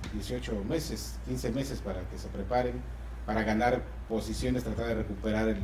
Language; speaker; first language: Spanish; native; Spanish